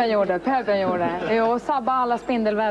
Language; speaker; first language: Swedish; native; Swedish